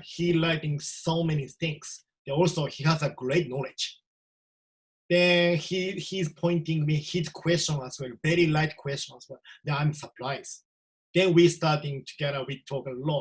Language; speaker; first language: English; non-native, learner; Japanese